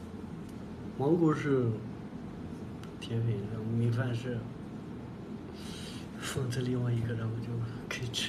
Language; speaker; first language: Chinese; non-native, local second language; Tibetan